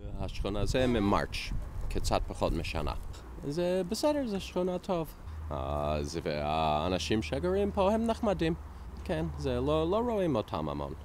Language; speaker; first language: Hebrew; non-native, fluent; English